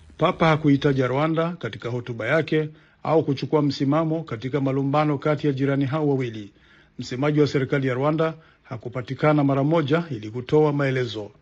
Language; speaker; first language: Swahili; non-native, local second language; Rundi